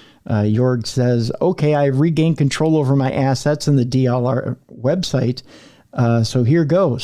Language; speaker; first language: English; native; English